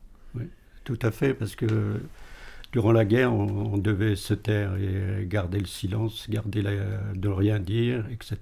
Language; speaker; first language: French; early bilingual, other home language; Arabic